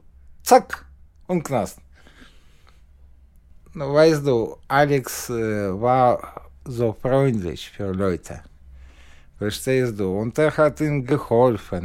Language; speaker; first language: German; non-native, learner; Russian